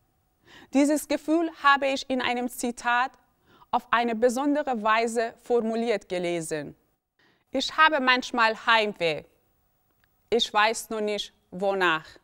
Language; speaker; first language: German; early bilingual, other home language; Persian